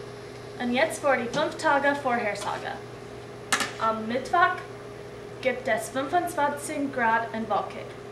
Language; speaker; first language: German; non-native, learner; English